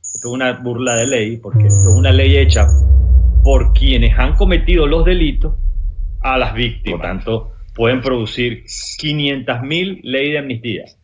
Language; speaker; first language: Spanish; native; Spanish